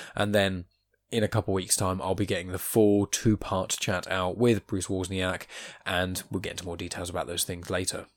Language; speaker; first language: English; native; English